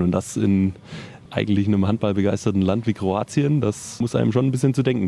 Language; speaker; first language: German; native; German